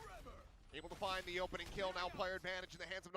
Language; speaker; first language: English; native; English